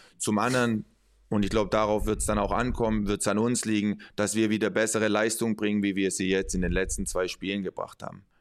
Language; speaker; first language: German; early bilingual, other home language; Spanish